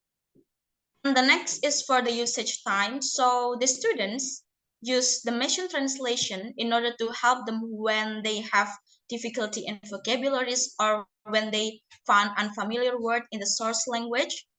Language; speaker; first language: English; non-native, learner; Indonesian